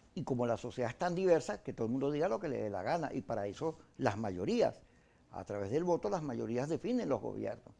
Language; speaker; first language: Spanish; native; Spanish